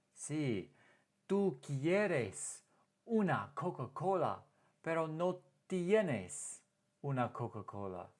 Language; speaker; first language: Spanish; non-native, fluent; English